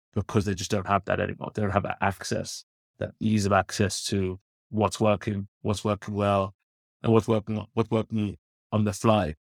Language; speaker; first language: English; native; English